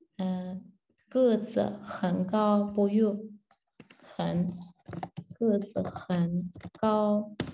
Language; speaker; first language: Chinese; non-native, learner; Turkish